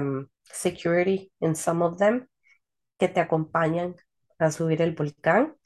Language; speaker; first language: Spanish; early bilingual, heritage; Spanish